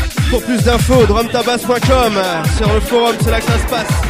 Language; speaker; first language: French; native; French